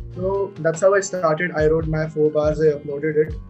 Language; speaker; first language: English; non-native, local second language; Hindi